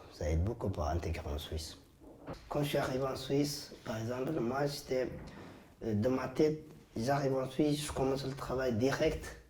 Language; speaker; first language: French; non-native, fluent; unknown